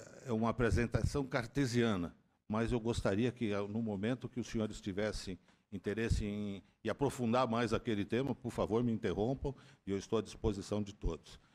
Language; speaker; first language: Portuguese; native; Portuguese